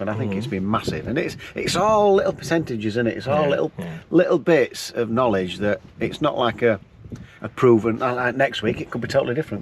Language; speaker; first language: English; native; English